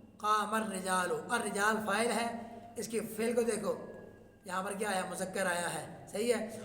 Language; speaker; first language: Urdu; non-native, local second language; Northern Hindko